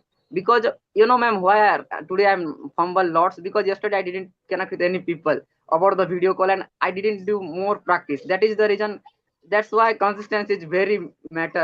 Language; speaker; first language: English; non-native, learner; Odia